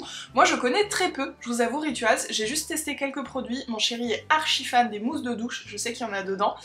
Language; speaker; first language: French; native; French